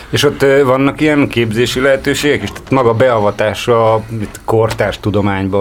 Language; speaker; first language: Hungarian; native; Hungarian